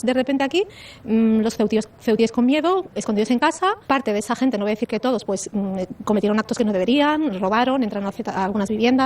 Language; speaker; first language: Spanish; native; Spanish